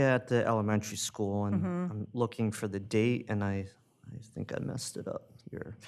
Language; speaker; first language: English; native; English